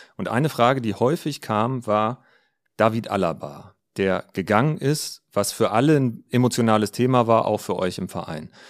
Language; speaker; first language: German; native; German